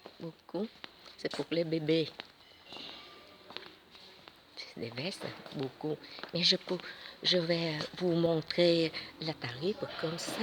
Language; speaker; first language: French; non-native, learner; Vietnamese